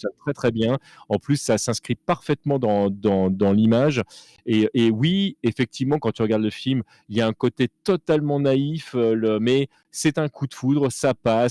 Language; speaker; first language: French; native; French